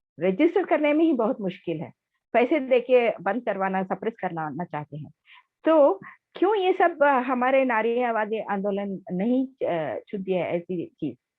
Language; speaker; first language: Hindi; non-native, local second language; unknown